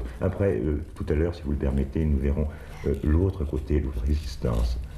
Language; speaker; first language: French; native; French